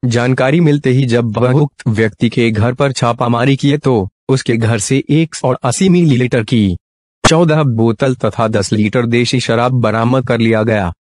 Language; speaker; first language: Hindi; native; Hindi